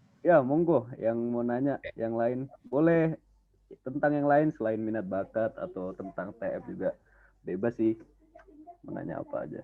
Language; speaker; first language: Indonesian; native; Indonesian